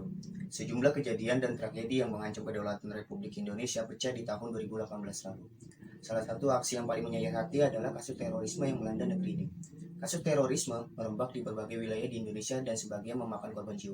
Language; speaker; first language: Indonesian; native; Indonesian